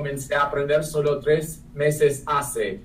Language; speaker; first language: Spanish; non-native, fluent; English